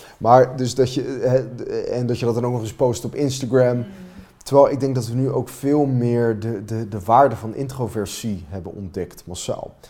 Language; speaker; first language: Dutch; non-native, fluent; Finnish